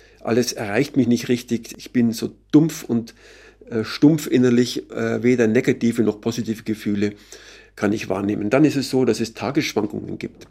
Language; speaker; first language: German; native; German